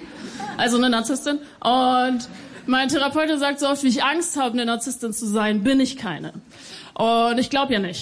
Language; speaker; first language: German; early bilingual, other home language; Spanish